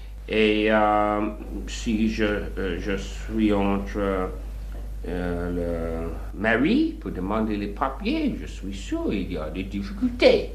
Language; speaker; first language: French; non-native, learner; English